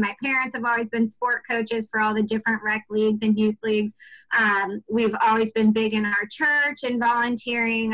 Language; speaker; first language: English; native; English